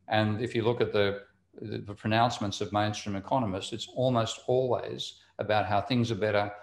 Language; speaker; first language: English; native; English